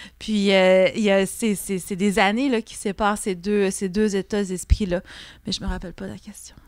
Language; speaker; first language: French; non-native, local second language; Innu-aimun